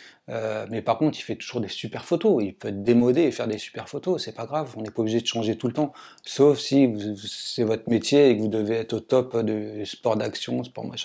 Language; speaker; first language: French; native; French